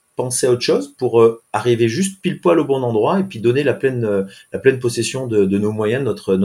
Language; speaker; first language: French; native; French